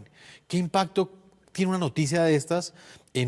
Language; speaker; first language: Spanish; native; Spanish